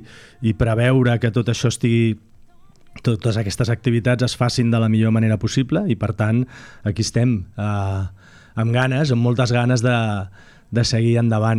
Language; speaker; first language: Catalan; native; Catalan